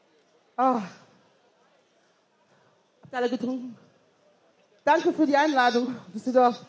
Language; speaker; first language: German; non-native, fluent; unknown